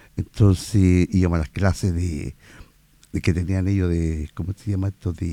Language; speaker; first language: Spanish; native; Spanish